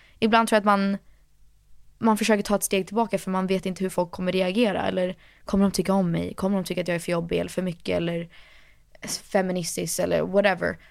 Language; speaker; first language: Swedish; early bilingual, heritage; Swedish